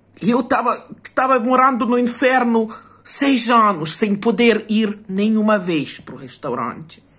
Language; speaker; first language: Portuguese; non-native, fluent; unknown